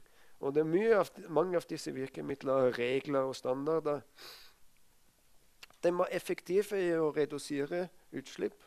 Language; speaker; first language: Norwegian; non-native, fluent; German